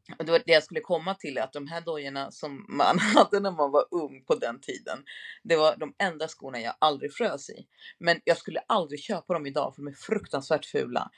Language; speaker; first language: Swedish; native; Swedish